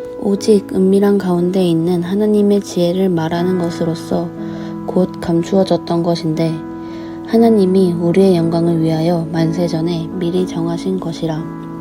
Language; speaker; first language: Korean; native; Korean